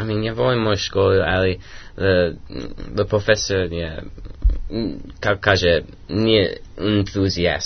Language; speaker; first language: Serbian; early bilingual, heritage; English